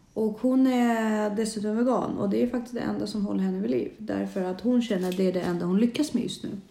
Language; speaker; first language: Swedish; early bilingual, other home language; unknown